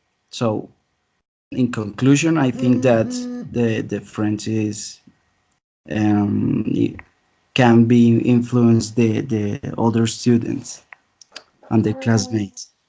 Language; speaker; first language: English; non-native, learner; Spanish